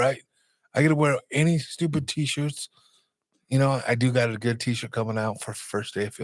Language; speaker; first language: English; native; English